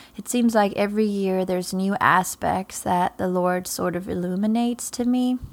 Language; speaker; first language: English; non-native, fluent; German